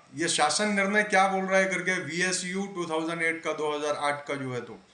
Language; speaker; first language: Hindi; non-native, local second language; Marathi